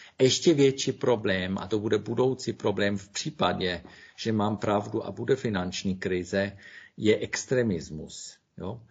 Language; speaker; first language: Czech; non-native, fluent; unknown